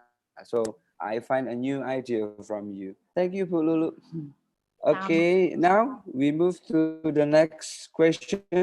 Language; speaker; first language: English; non-native, fluent; Indonesian